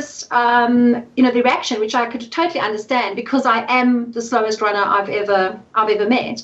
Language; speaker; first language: English; native; English